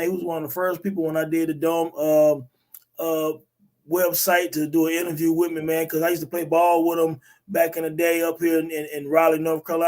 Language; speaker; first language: English; native; English